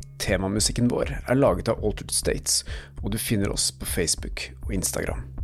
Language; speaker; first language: Norwegian; non-native, fluent; Arabic